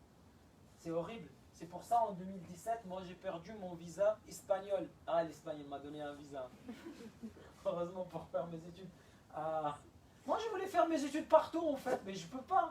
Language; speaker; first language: French; non-native, fluent; Arabic